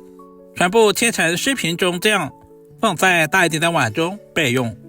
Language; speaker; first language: Chinese; native; Chinese